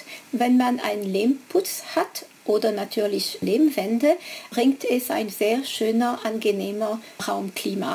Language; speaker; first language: German; non-native, fluent; French